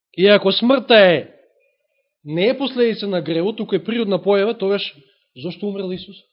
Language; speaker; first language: Macedonian; native; Macedonian